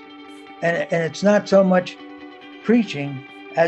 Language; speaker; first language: English; early bilingual, other home language; Spanish